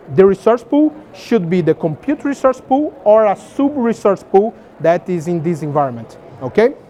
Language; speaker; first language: English; non-native, fluent; Portuguese